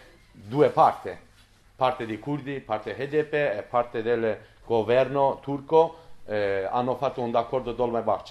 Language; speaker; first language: Italian; non-native, learner; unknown